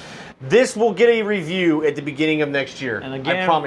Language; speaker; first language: English; native; English